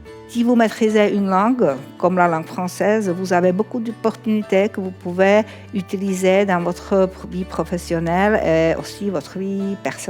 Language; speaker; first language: French; non-native, fluent; Czech